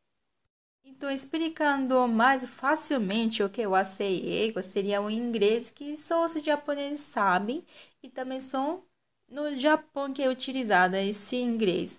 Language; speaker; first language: Portuguese; non-native, local second language; Japanese